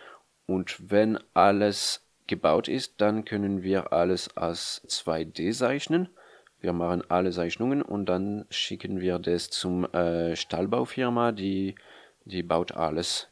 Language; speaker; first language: German; non-native, fluent; French